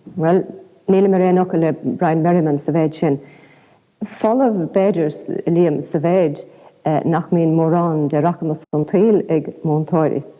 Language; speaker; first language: Irish; non-native, local second language; English